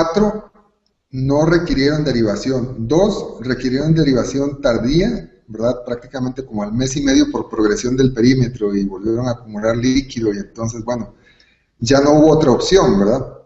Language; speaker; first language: Spanish; native; Spanish